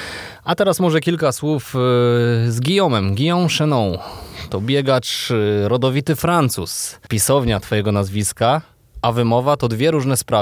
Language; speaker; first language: Polish; native; Polish